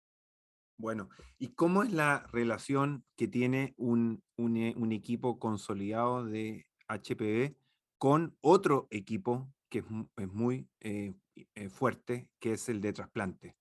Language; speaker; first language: Spanish; native; Spanish